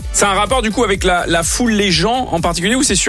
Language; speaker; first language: French; native; French